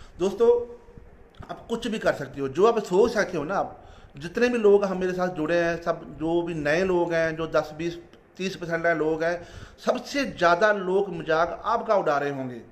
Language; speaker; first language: Hindi; non-native, local second language; Punjabi